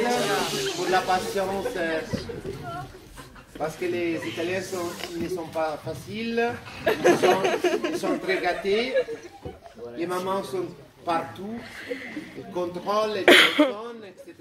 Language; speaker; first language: French; non-native, fluent; Italian